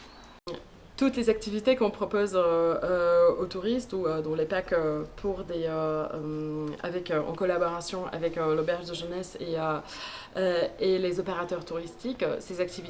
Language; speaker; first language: French; native; French